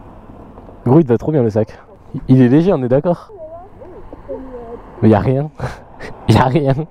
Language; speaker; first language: French; native; French